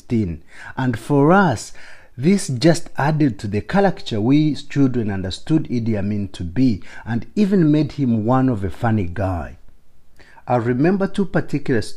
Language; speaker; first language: English; non-native, local second language; Nyankole